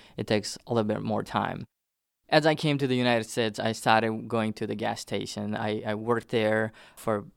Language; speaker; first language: English; non-native, local second language; Nepali